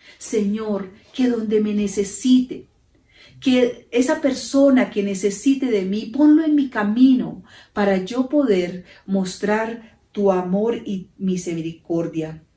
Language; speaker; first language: Spanish; native; Spanish